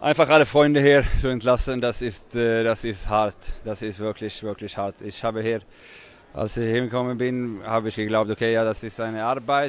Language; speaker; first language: German; non-native, fluent; Swedish